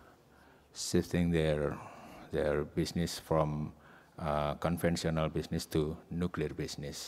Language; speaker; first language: English; non-native, learner; Indonesian